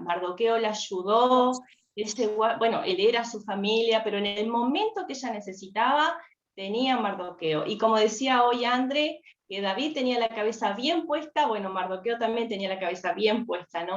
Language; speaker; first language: Spanish; native; Spanish